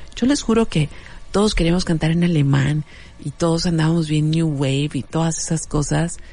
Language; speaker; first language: Spanish; native; Spanish